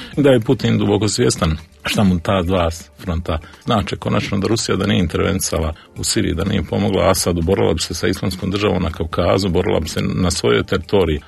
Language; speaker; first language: Serbian; native; Serbian